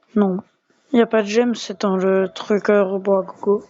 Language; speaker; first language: French; native; French